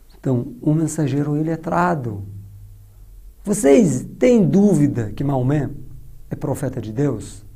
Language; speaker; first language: Portuguese; non-native, fluent; Persian